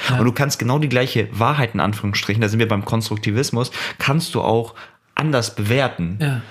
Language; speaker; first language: German; early bilingual, other home language; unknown